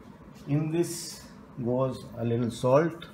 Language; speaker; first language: English; non-native, local second language; Hindi